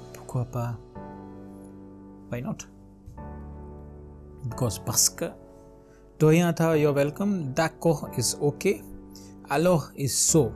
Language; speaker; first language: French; non-native, learner; Hindi